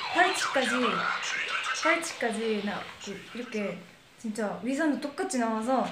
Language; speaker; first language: Korean; non-native, fluent; Japanese